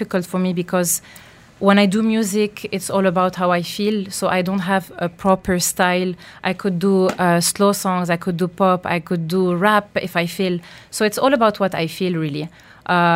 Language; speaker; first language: English; non-native, fluent; French